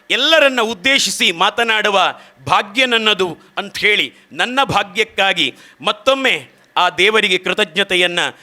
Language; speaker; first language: Kannada; native; Kannada